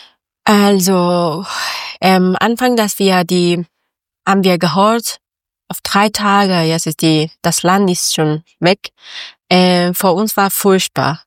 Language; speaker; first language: German; non-native, learner; Persian